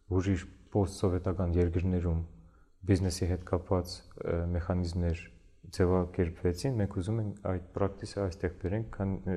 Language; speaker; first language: Armenian; early bilingual, heritage; Armenian